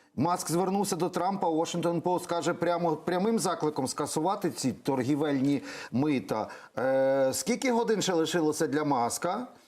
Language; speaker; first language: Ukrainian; native; Ukrainian